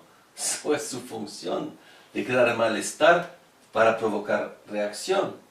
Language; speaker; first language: Spanish; non-native, fluent; French